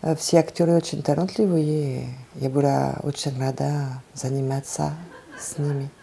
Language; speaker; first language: Russian; non-native, learner; French